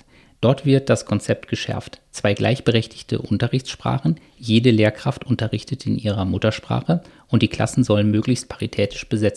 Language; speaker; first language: German; native; German